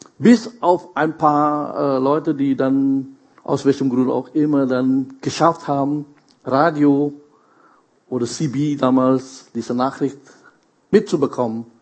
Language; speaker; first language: German; non-native, fluent; Indonesian